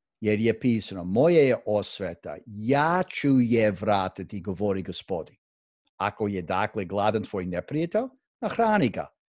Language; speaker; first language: Croatian; early bilingual, heritage; Croatian